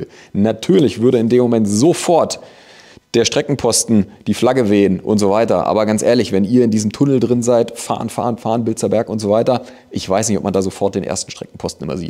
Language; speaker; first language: German; native; German